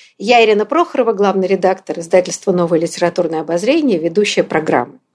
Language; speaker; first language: Russian; native; Russian